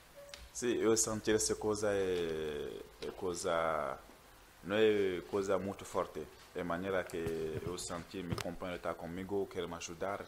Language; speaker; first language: Portuguese; non-native, learner; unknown